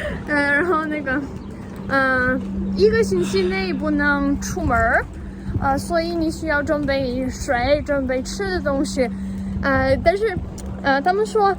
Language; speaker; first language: Chinese; non-native, fluent; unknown